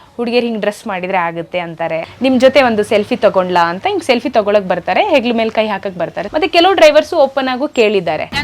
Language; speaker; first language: Kannada; non-native, local second language; Urdu